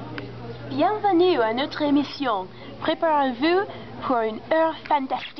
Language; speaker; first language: French; non-native, learner; English